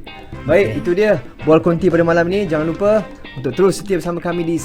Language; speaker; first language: Malay; native; Malay